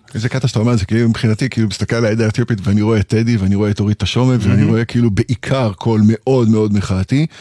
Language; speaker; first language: Hebrew; native; Hebrew